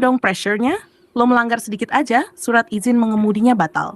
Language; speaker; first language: Indonesian; native; Indonesian